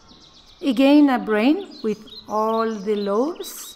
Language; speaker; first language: English; non-native, fluent; Spanish